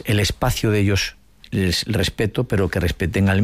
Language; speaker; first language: Spanish; native; Spanish